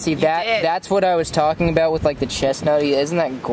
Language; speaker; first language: English; native; English